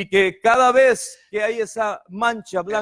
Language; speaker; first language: Spanish; native; Spanish